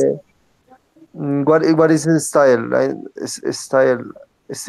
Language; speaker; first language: English; non-native, learner; Spanish